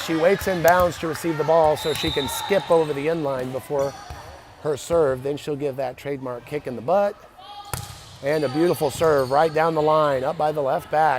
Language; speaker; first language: English; native; English